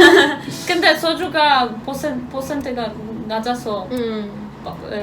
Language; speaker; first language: Korean; non-native, fluent; Polish